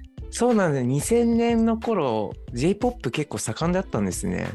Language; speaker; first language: Japanese; native; Japanese